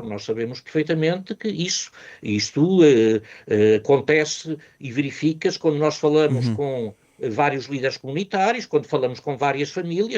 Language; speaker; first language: Portuguese; native; Portuguese